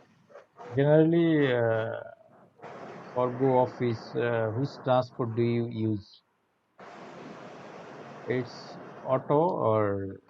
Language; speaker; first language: English; non-native, learner; Bangla